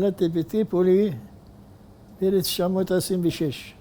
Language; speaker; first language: Hebrew; non-native, fluent; Arabic